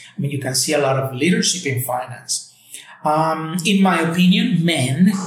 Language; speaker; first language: English; native; English